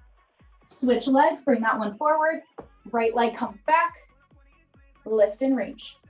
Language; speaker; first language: English; native; English